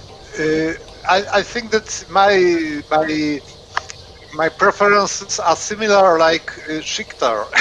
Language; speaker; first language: English; non-native, fluent; Polish